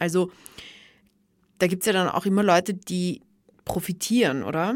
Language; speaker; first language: German; native; German